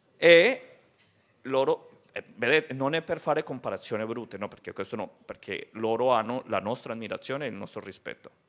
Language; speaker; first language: Italian; non-native, fluent; Spanish